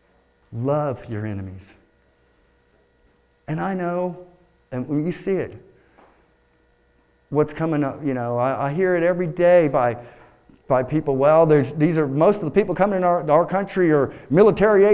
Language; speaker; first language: English; native; English